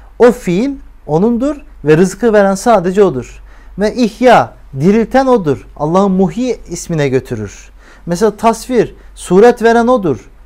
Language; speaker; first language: Turkish; native; Turkish